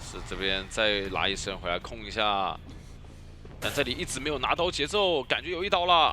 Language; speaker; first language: Chinese; native; Chinese